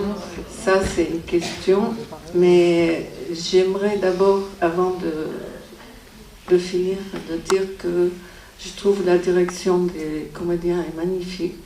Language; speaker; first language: French; non-native, fluent; Arabic